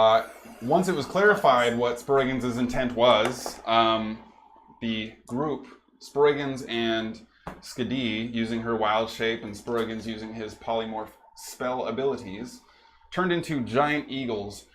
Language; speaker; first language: English; native; English